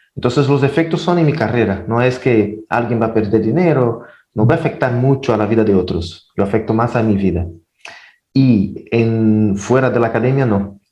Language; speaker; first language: Spanish; non-native, fluent; Portuguese